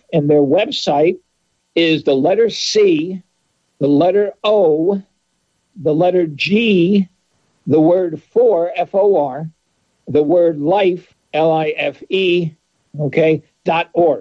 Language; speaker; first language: English; native; English